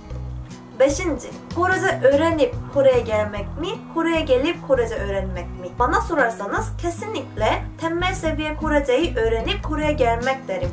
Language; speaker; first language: Turkish; non-native, fluent; Korean